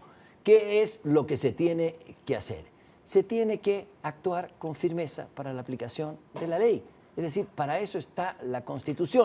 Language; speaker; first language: Spanish; native; Spanish